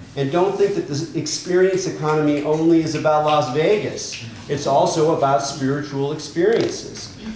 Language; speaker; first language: English; native; English